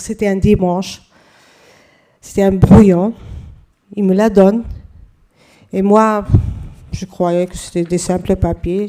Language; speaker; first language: French; non-native, fluent; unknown